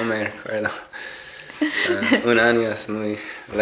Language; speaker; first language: Spanish; non-native, learner; English